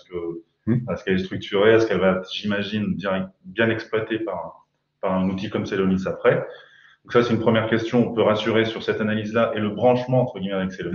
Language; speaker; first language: French; native; French